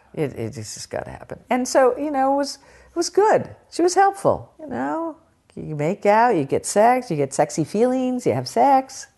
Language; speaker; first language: English; native; English